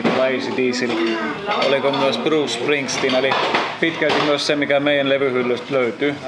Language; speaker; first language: Finnish; non-native, fluent; German